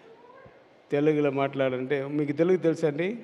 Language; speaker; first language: Telugu; non-native, learner; Tamil